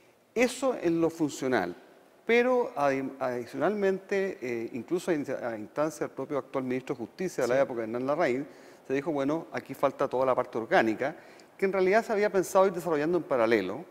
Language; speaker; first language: Spanish; native; Spanish